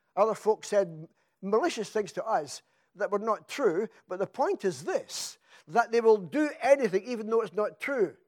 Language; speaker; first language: English; native; English